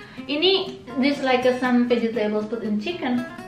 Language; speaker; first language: English; non-native, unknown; Indonesian